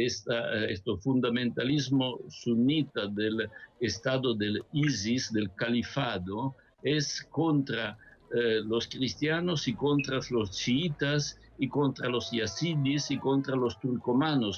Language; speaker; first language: Spanish; non-native, fluent; Italian